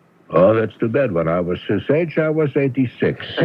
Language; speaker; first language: English; native; English